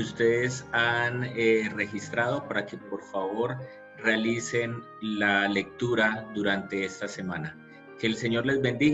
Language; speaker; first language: Spanish; native; Spanish